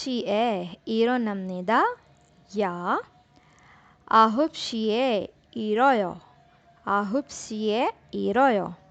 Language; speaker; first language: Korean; non-native, learner; Urdu